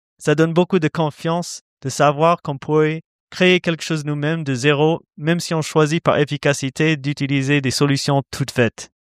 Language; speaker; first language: French; non-native, fluent; English